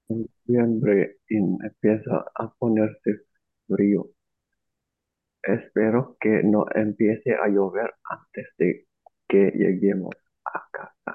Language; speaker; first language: Spanish; non-native, learner; Chinese